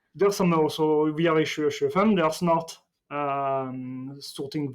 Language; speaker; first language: Norwegian; non-native, fluent; French